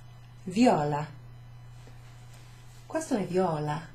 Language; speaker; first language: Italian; non-native, fluent; English